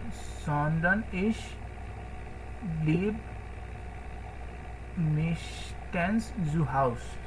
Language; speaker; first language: German; non-native, learner; Bangla